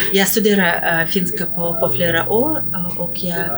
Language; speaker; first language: Swedish; non-native, fluent; Russian